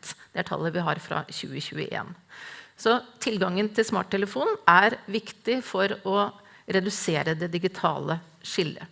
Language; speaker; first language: Norwegian; native; Norwegian